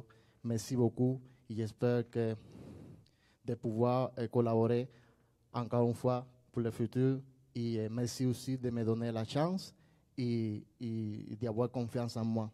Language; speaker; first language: French; non-native, learner; Spanish